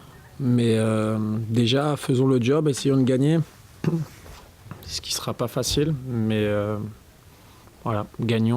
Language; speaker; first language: French; native; French